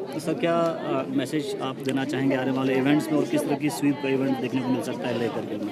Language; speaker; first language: Hindi; non-native, local second language; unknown